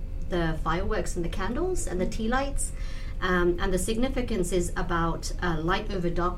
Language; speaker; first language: English; non-native, local second language; Punjabi